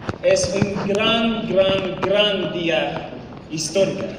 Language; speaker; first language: Spanish; non-native, learner; French